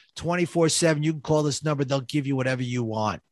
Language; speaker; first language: English; native; English